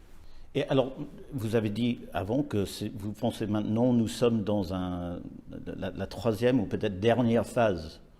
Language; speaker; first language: French; non-native, learner; English